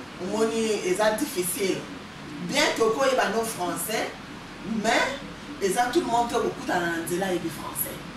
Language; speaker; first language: French; non-native, local second language; Lingala